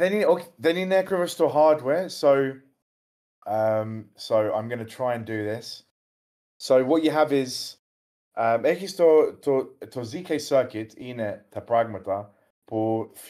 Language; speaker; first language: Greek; early bilingual, heritage; English